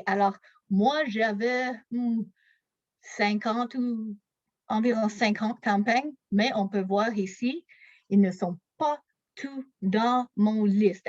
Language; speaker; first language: French; non-native, local second language; English